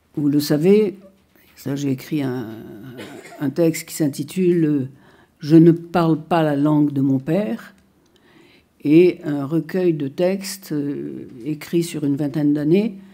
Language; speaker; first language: French; native; French